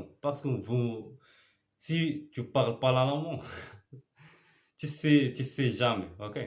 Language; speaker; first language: French; non-native, learner; Arabic